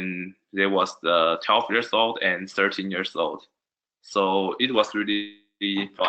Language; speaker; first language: English; non-native, learner; Chinese